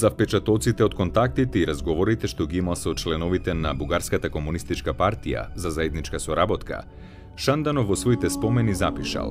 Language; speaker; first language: Macedonian; native; Macedonian